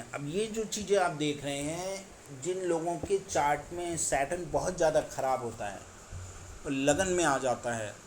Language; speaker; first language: Hindi; native; Hindi